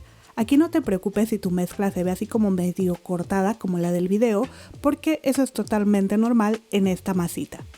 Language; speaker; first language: Spanish; native; Spanish